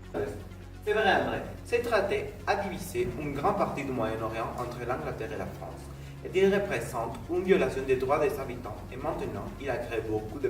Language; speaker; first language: French; non-native, learner; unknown